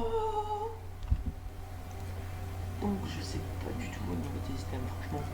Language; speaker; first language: French; native; French